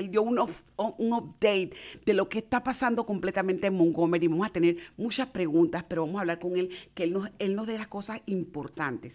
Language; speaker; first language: Spanish; native; Spanish